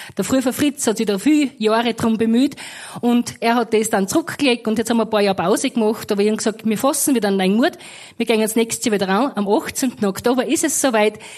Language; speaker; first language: German; native; German